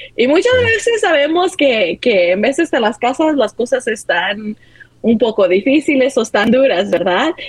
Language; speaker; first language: Spanish; early bilingual, heritage; Spanish